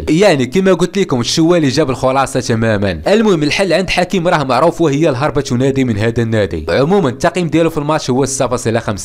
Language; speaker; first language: Arabic; native; Arabic